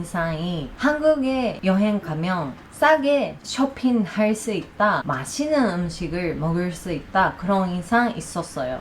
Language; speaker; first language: Korean; non-native, learner; Japanese